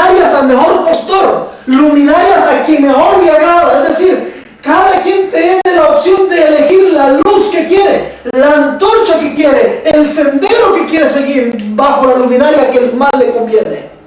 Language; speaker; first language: Spanish; native; Spanish